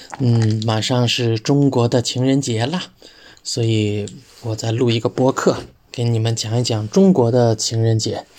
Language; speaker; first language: Chinese; native; Chinese